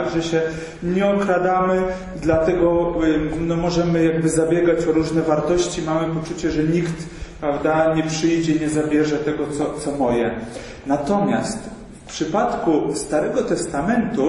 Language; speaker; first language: Polish; native; Polish